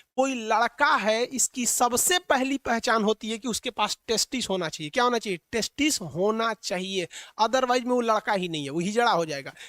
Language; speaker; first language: Hindi; native; Hindi